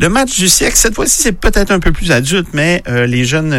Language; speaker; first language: French; native; French